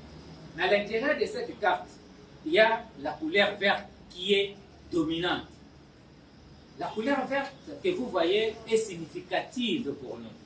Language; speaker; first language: French; non-native, local second language; Lingala